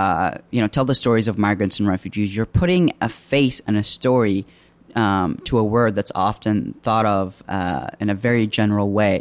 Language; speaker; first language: English; early bilingual, other home language; Arabic